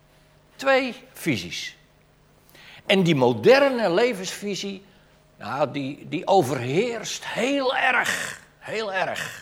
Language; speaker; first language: Dutch; native; Dutch